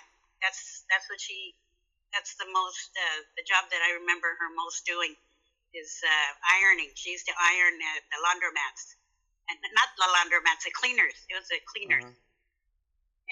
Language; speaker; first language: English; native; English